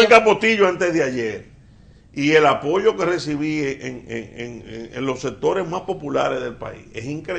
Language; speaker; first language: Spanish; native; Spanish